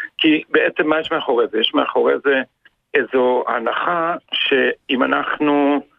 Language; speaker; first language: Hebrew; native; Hebrew